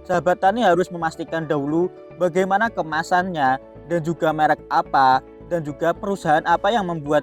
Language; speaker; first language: Indonesian; native; Indonesian